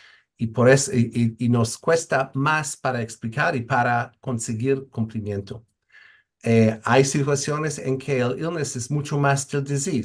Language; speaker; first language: Spanish; non-native, fluent; English